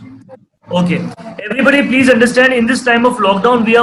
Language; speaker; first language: English; non-native, local second language; Hindi